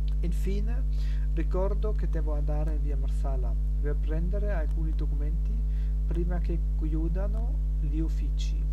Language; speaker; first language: Italian; non-native, learner; German